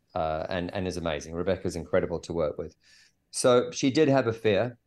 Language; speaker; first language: English; native; English